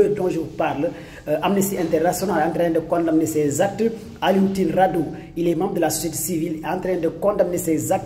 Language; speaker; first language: French; non-native, local second language; Wolof